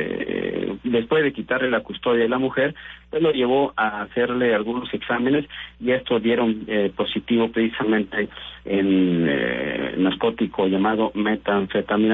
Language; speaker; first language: Spanish; native; Spanish